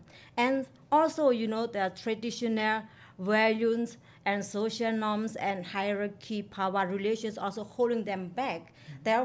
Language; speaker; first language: English; non-native, learner; Burmese